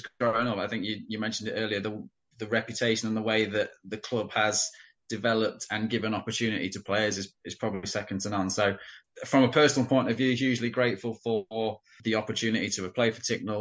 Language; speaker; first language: English; native; English